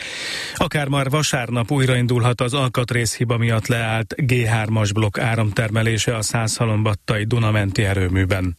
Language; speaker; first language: Hungarian; native; Hungarian